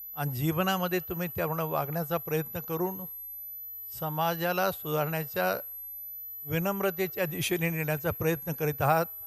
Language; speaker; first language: Marathi; native; Marathi